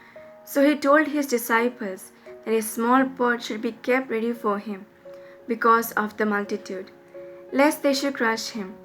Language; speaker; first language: English; non-native, local second language; Malayalam